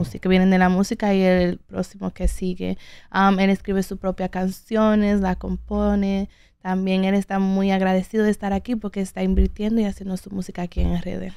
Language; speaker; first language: Spanish; native; Spanish